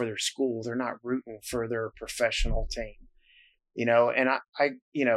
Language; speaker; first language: English; native; English